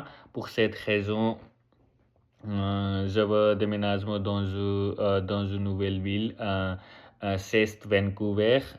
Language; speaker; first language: French; non-native, learner; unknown